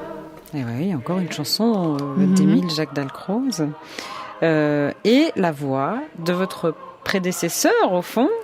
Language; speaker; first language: French; native; French